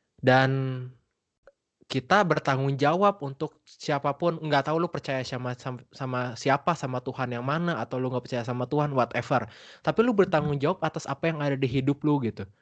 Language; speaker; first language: Indonesian; native; Indonesian